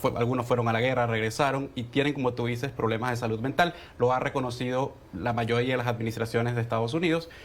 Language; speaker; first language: Spanish; native; Spanish